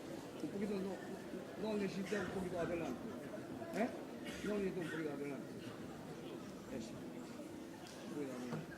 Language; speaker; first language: Spanish; non-native, learner; Korean